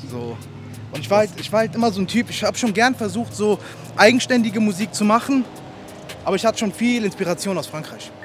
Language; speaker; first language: German; early bilingual, other home language; Persian